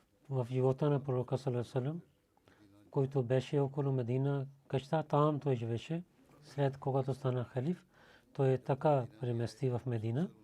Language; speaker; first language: Bulgarian; non-native, learner; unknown